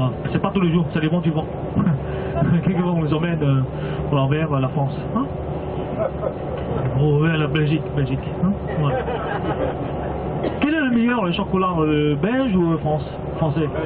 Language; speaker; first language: French; non-native, fluent; Cantonese